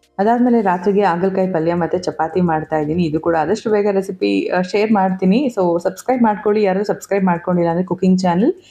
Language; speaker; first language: Kannada; native; Kannada